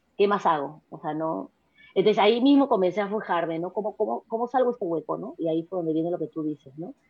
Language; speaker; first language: Spanish; native; Spanish